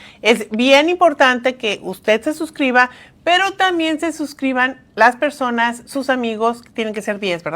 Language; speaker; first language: Spanish; native; Spanish